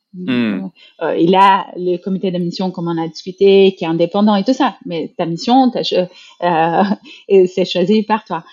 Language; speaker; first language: French; non-native, fluent; Portuguese